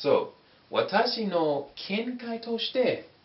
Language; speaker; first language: Japanese; non-native, fluent; English